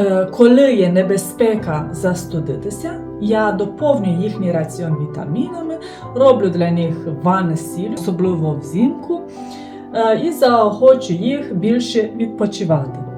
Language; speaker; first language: Ukrainian; non-native, fluent; Romanian